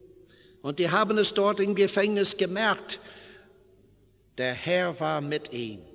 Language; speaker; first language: German; non-native, fluent; English